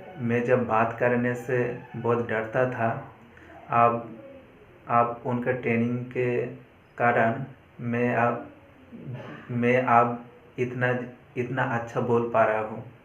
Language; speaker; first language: Hindi; non-native, local second language; Bangla